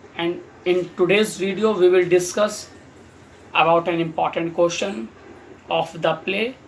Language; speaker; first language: English; non-native, local second language; Hindi